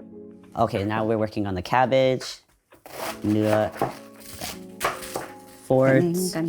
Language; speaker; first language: English; early bilingual, other home language; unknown